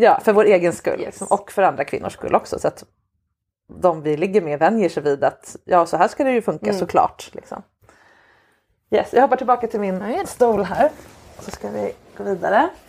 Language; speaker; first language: Swedish; native; Swedish